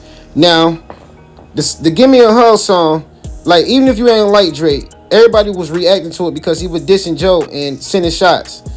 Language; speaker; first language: English; native; English